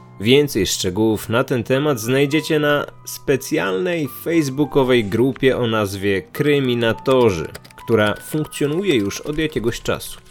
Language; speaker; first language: Polish; native; Polish